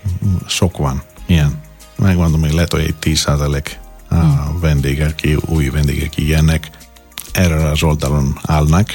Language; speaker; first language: Hungarian; non-native, learner; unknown